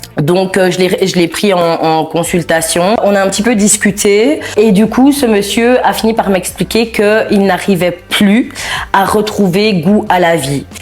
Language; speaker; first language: French; native; French